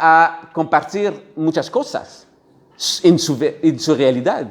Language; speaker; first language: Spanish; non-native, learner; French